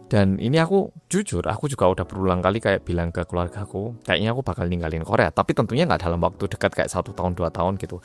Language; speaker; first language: Indonesian; early bilingual, other home language; Korean